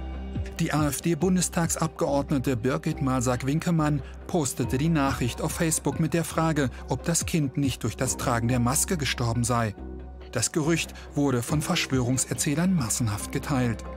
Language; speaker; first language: German; native; German